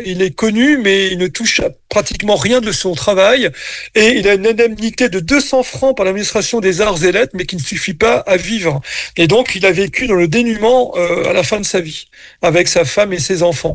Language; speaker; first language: French; native; French